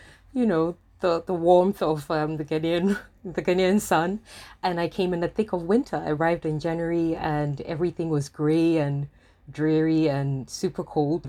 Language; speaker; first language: English; non-native, local second language; Akan